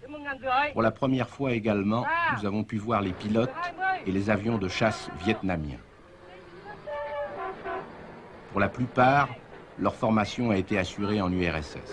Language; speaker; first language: French; native; French